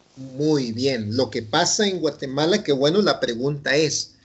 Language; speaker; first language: Spanish; non-native, local second language; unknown